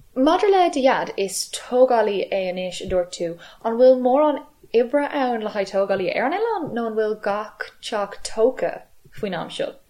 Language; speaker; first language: Irish; non-native, local second language; English